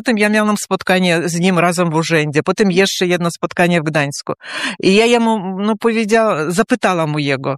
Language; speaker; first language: Polish; early bilingual, heritage; Polish